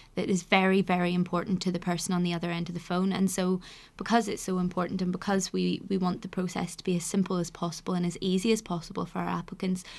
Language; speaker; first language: English; native; English